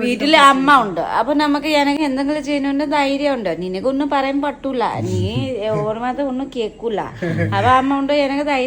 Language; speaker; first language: Malayalam; non-native, learner; Nepali